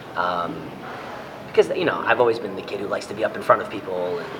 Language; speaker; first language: English; native; English